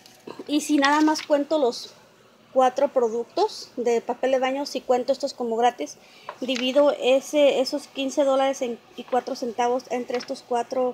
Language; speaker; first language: Spanish; native; Spanish